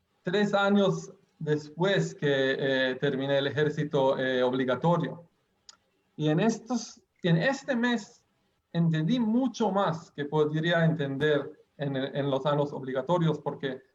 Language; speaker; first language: Spanish; non-native, fluent; Hebrew